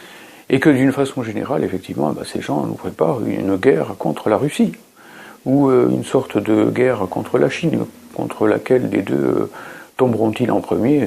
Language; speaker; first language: French; native; French